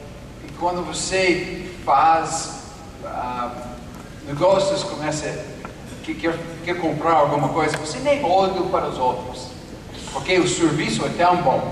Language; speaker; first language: Portuguese; non-native, fluent; English